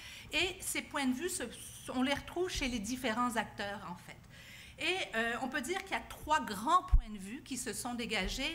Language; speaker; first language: French; native; French